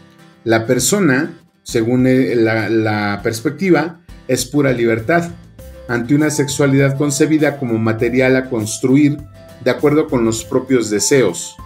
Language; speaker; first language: Spanish; native; Spanish